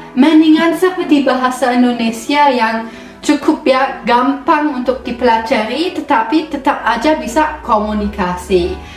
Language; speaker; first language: Indonesian; non-native, fluent; German